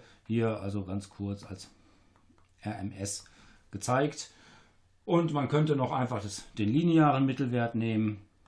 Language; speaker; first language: German; native; German